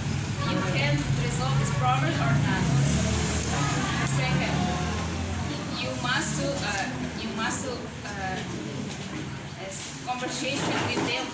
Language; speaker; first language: English; non-native, learner; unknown